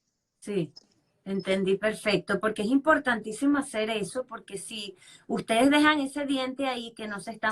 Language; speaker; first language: Spanish; native; Spanish